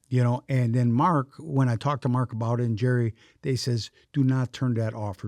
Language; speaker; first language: English; native; English